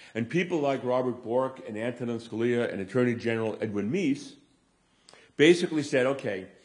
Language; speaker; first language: English; native; English